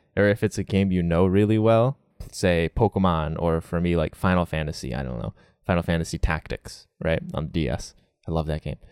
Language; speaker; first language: English; native; English